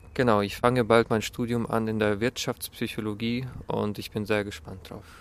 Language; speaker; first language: German; early bilingual, other home language; Russian